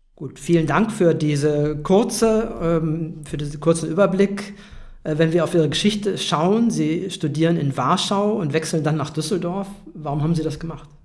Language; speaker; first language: German; native; German